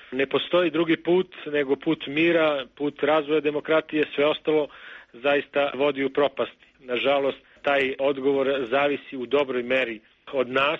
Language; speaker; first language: Serbian; native; Serbian